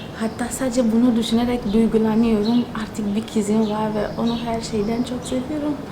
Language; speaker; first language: Turkish; non-native, fluent; Tsonga